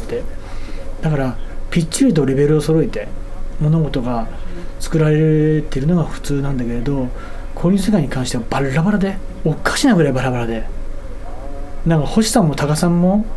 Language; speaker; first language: Japanese; native; Japanese